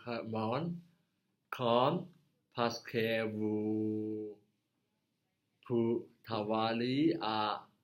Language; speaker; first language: French; non-native, learner; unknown